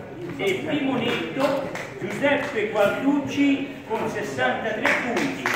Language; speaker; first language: Italian; native; Italian